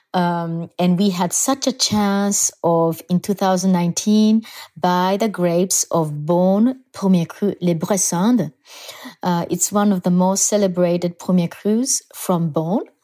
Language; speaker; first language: English; non-native, fluent; Japanese